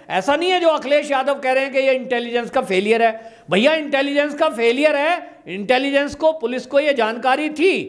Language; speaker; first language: Hindi; native; Hindi